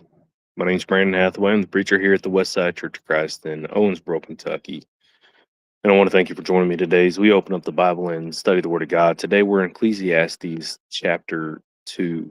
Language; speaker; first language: English; native; English